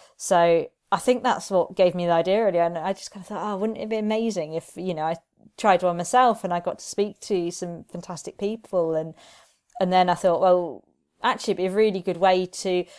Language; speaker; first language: English; native; English